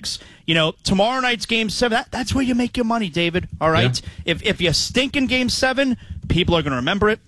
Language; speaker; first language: English; native; English